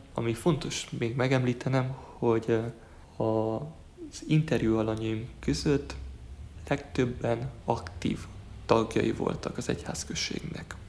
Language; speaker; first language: Hungarian; native; Hungarian